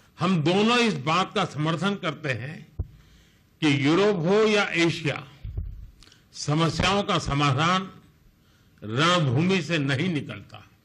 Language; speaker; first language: Hindi; non-native, local second language; Gujarati